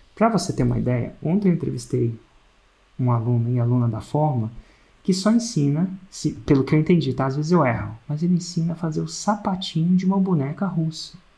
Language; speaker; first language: Portuguese; native; Portuguese